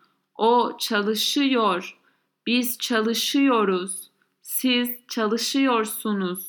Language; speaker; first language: Turkish; non-native, learner; English